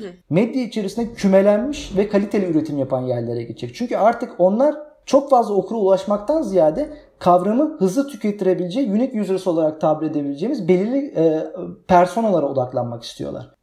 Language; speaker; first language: Turkish; native; Turkish